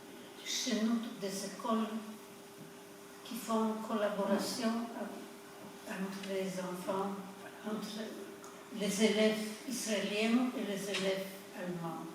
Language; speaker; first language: French; non-native, fluent; Polish